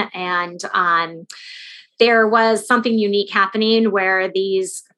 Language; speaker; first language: English; native; English